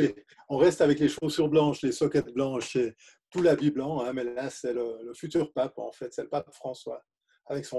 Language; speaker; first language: French; native; French